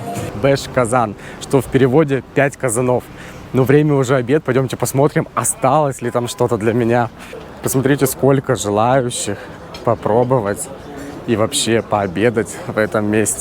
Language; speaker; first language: Russian; native; Russian